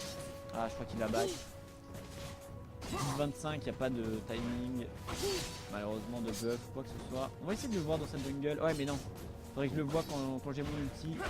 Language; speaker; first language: French; native; French